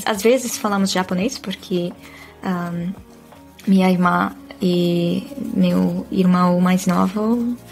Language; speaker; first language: Portuguese; non-native, fluent; Dutch